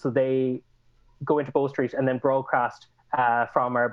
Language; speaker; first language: English; native; English